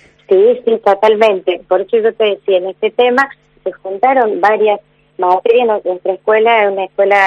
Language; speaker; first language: Spanish; native; Spanish